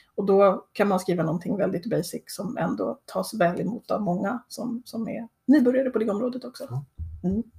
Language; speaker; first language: Swedish; native; Swedish